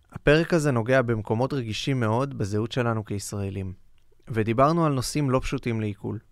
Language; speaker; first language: Hebrew; native; Hebrew